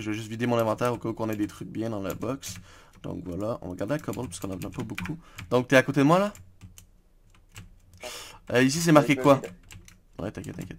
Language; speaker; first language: French; native; French